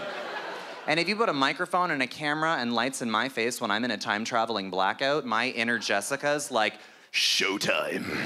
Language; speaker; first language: English; native; English